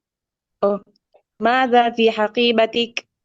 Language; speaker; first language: Arabic; non-native, learner; Indonesian